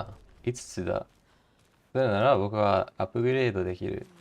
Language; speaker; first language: Japanese; non-native, learner; English